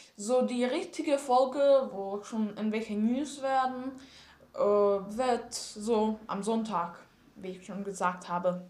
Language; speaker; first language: German; non-native, learner; Czech